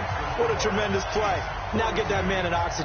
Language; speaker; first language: English; native; English